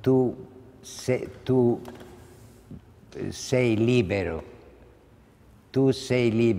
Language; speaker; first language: Italian; non-native, learner; Ladino